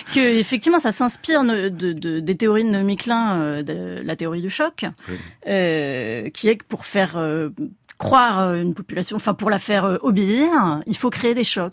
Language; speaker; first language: French; native; French